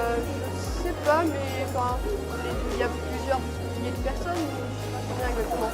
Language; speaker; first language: French; native; French